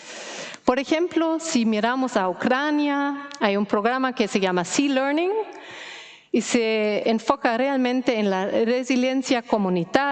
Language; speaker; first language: Spanish; non-native, fluent; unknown